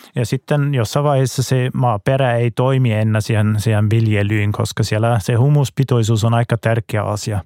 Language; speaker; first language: Finnish; non-native, fluent; German